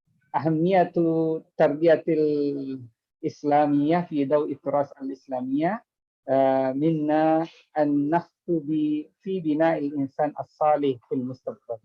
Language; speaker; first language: Arabic; non-native, fluent; Indonesian